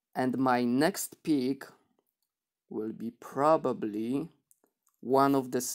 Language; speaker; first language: English; non-native, fluent; Polish